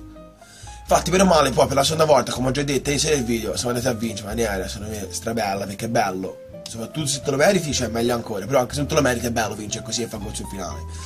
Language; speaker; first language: Italian; native; Italian